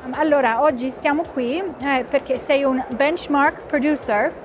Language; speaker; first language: Italian; non-native, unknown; English